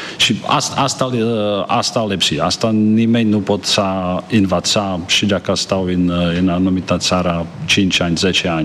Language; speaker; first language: Romanian; non-native, fluent; Czech